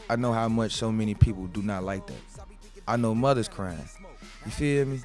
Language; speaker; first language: English; native; English